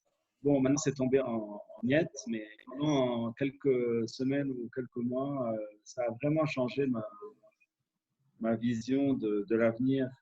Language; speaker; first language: French; non-native, local second language; Arabic